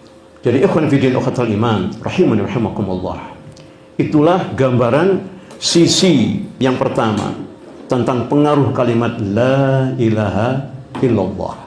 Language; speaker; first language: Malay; non-native, local second language; Javanese